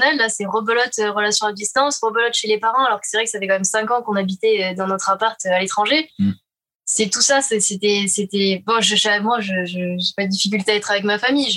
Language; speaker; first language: French; native; French